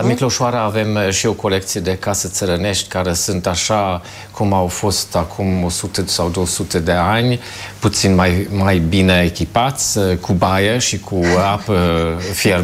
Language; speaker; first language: Romanian; non-native, fluent; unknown